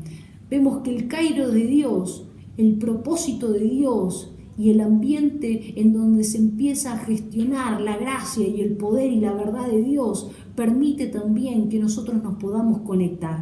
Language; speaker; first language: Spanish; native; Spanish